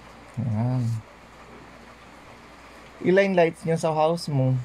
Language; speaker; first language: Filipino; native; Filipino